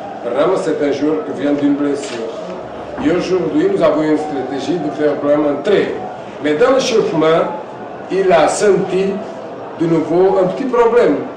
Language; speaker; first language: French; non-native, fluent; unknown